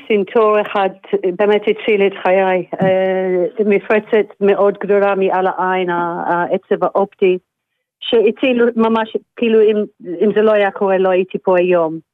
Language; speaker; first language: Hebrew; non-native, fluent; English